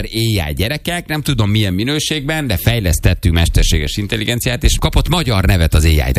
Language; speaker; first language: Hungarian; native; Hungarian